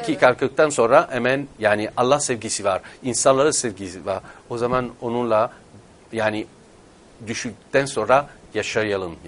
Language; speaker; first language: Turkish; non-native, fluent; Italian